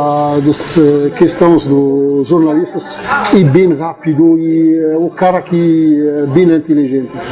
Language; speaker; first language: Portuguese; non-native, fluent; Arabic